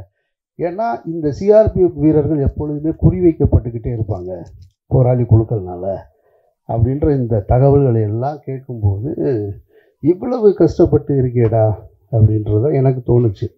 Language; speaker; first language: Tamil; native; Tamil